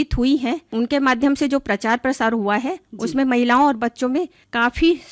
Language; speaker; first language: Hindi; native; Hindi